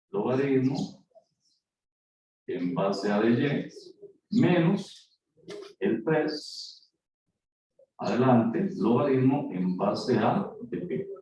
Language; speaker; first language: Spanish; native; Spanish